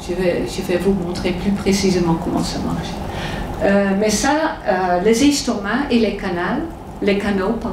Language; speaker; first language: French; non-native, fluent; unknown